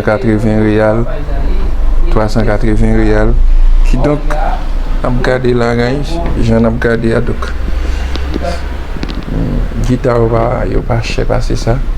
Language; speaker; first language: French; non-native, learner; Haitian Creole